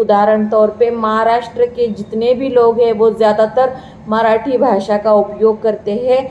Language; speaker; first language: Hindi; non-native, local second language; Marathi